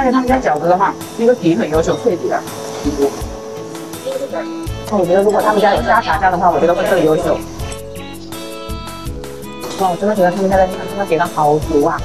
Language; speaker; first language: Chinese; native; Chinese